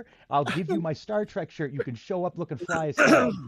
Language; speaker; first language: English; native; English